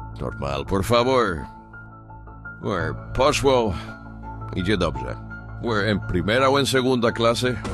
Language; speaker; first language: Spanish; non-native, fluent; Polish